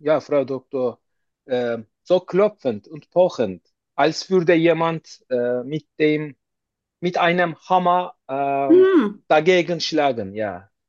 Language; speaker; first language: German; non-native, learner; Turkish